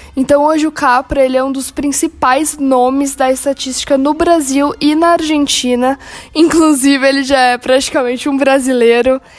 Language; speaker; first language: Portuguese; native; Portuguese